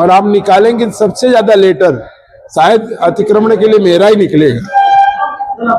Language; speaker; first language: Hindi; non-native, local second language; Marathi